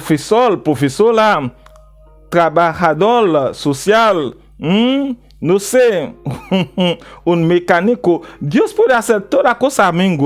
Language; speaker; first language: Spanish; non-native, learner; Haitian Creole